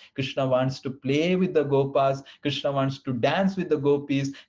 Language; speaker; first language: Hindi; non-native, local second language; Odia